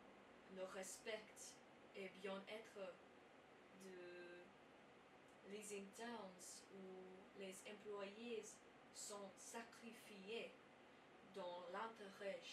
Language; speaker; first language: French; non-native, learner; English